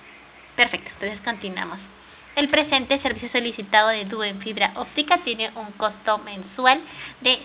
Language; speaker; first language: Spanish; native; Spanish